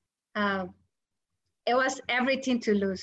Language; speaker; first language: English; non-native, learner; Spanish